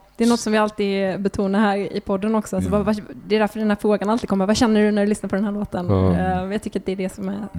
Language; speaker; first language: Swedish; native; Swedish